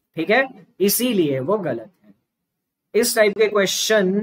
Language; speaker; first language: Hindi; non-native, local second language; Marathi